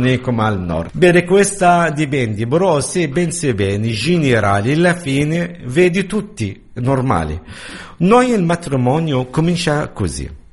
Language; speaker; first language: Italian; non-native, learner; Arabic